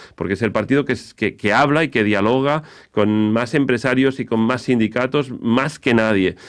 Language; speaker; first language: Spanish; native; Spanish